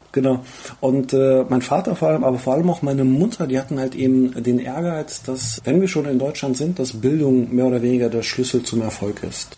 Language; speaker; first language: German; early bilingual, other home language; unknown